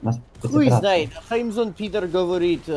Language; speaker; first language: Russian; non-native, learner; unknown